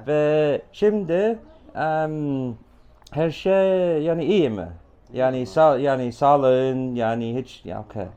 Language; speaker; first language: Turkish; non-native, learner; English